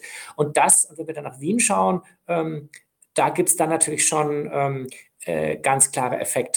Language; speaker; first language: German; native; German